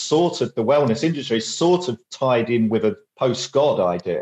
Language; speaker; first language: English; native; English